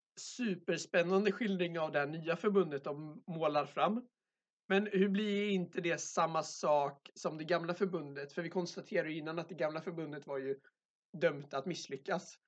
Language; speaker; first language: Swedish; native; Swedish